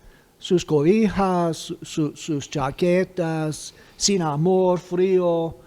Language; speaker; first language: Spanish; non-native, fluent; English